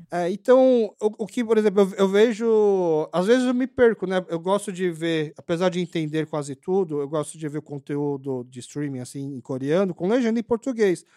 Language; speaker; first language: Portuguese; early bilingual, other home language; Korean